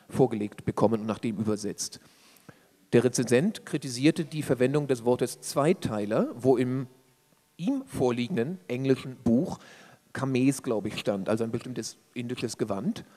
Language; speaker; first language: German; native; German